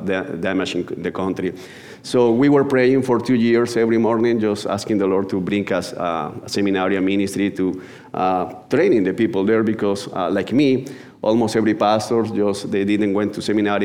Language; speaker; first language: English; non-native, fluent; Spanish